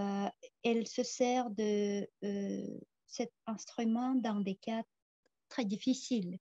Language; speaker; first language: French; non-native, fluent; Tuvinian